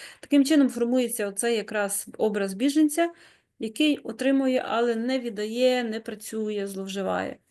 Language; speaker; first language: Ukrainian; native; Ukrainian